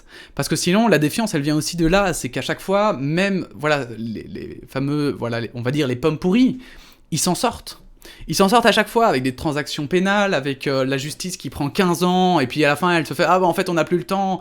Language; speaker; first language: French; native; French